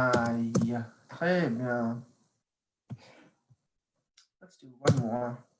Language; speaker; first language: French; non-native, fluent; English